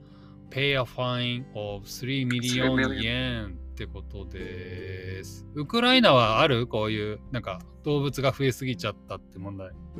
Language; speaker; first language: Japanese; native; Japanese